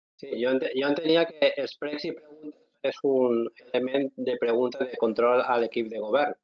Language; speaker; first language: Spanish; non-native, local second language; Catalan